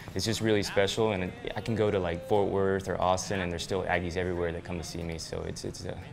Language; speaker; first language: English; native; English